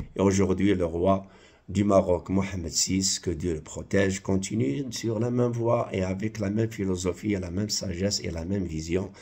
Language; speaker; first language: French; non-native, local second language; Arabic